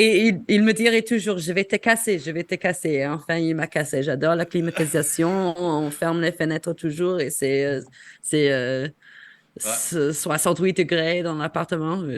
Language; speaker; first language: French; non-native, fluent; English